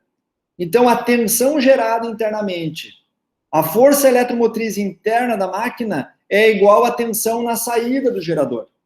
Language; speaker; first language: Portuguese; native; Portuguese